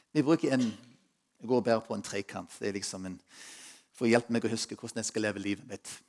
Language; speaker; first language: Norwegian; non-native, fluent; English